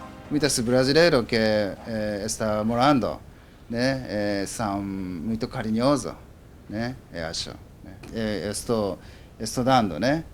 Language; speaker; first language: Portuguese; non-native, learner; Japanese